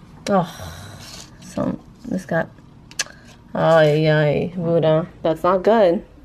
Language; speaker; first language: English; early bilingual, other home language; Spanish